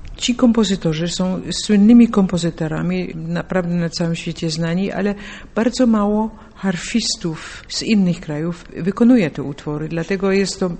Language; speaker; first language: Polish; native; Polish